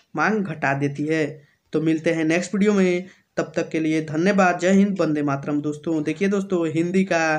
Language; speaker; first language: Hindi; native; Hindi